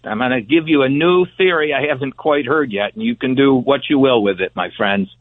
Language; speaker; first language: English; native; English